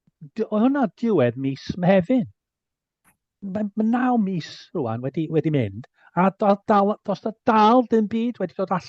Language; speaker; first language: Welsh; native; Welsh